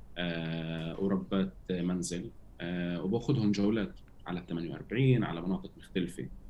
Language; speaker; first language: Arabic; native; Arabic